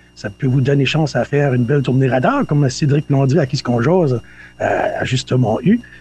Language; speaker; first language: French; native; French